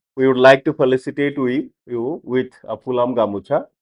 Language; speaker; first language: English; non-native, local second language; Assamese